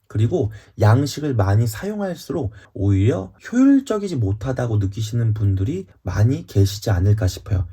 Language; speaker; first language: Korean; native; Korean